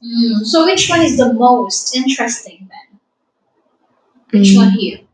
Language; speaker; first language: English; non-native, fluent; Vietnamese